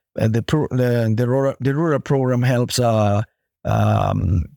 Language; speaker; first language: English; non-native, fluent; Spanish